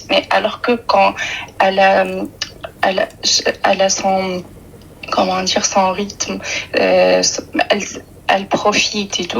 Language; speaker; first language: French; early bilingual, other home language; Arabic